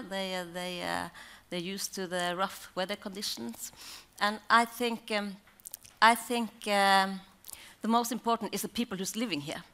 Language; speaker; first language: English; non-native, learner; Norwegian